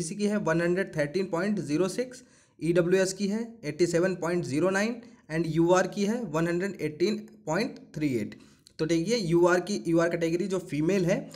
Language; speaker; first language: Hindi; native; Hindi